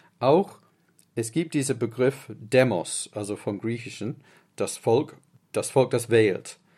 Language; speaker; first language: German; non-native, fluent; English